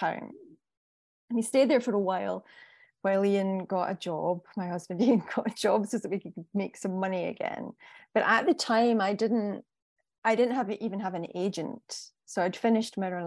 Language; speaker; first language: English; native; English